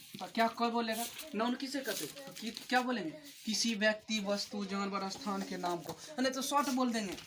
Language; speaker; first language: Hindi; native; Hindi